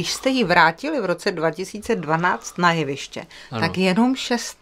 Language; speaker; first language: Czech; native; Czech